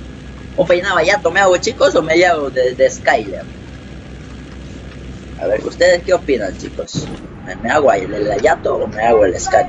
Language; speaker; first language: Spanish; native; Spanish